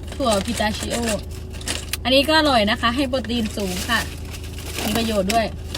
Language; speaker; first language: Thai; non-native, local second language; Khmer